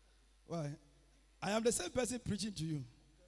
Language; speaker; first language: English; non-native, local second language; Akan